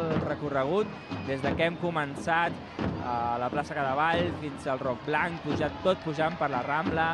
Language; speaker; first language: Catalan; native; Catalan